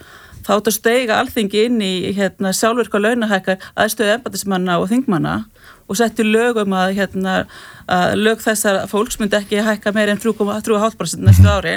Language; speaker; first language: Icelandic; native; Icelandic